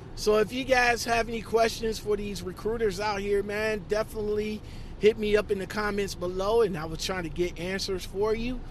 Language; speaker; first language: English; native; English